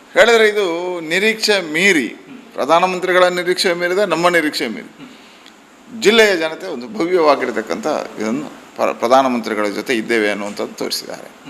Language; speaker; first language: Kannada; non-native, local second language; Tulu